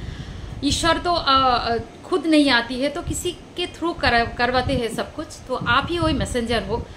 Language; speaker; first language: Hindi; non-native, local second language; Bangla